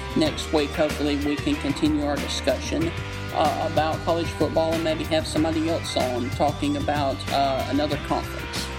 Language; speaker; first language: English; native; English